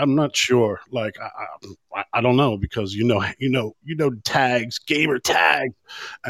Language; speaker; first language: English; native; English